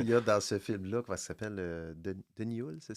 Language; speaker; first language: French; native; French